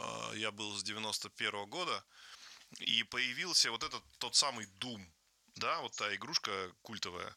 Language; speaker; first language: Russian; native; Russian